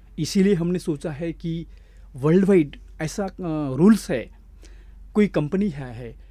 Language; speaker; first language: Hindi; non-native, local second language; Marathi